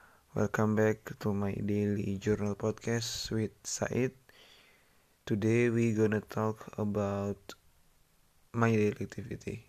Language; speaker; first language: English; non-native, learner; Indonesian